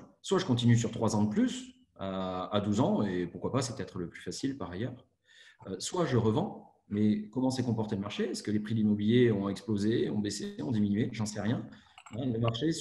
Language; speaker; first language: French; native; French